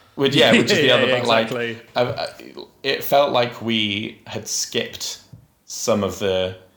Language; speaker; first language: English; native; English